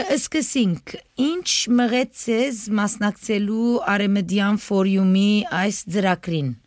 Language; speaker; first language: Armenian; early bilingual, heritage; Armenian